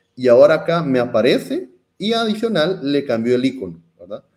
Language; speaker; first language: Spanish; native; Spanish